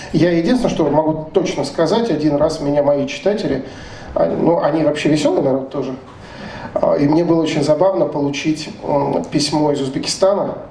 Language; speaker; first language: Russian; native; Russian